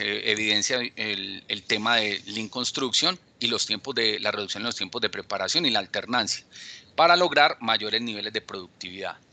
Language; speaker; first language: Spanish; native; Spanish